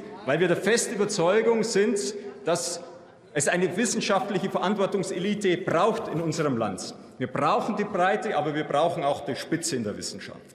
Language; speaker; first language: German; native; German